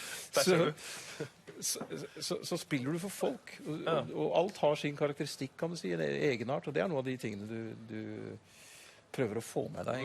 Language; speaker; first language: Norwegian; native; Norwegian